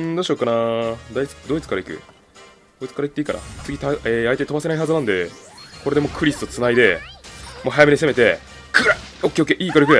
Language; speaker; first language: Japanese; native; Japanese